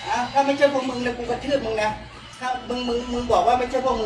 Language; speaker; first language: Thai; native; Thai